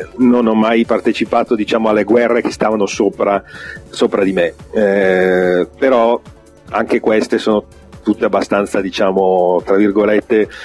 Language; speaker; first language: Italian; native; Italian